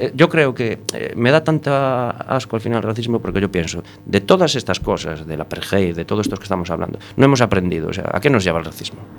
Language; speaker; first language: Spanish; native; Spanish